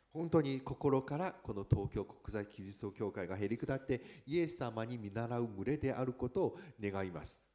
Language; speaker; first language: Japanese; non-native, fluent; Chinese